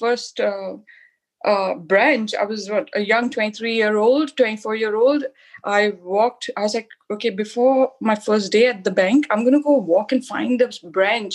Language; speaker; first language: English; non-native, local second language; Hindi